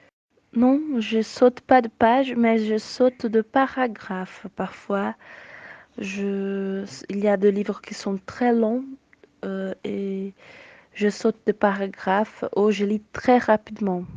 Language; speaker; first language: French; non-native, fluent; Portuguese